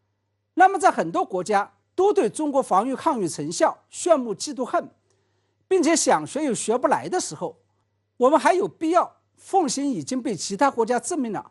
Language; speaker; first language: Chinese; native; Chinese